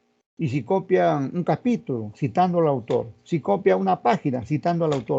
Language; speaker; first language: Spanish; native; Spanish